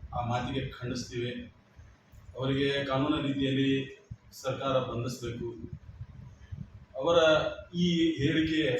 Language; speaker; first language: Kannada; non-native, local second language; Urdu